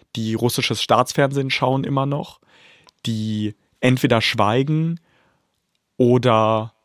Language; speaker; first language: German; native; German